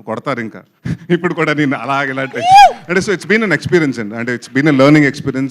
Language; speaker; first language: Telugu; native; Telugu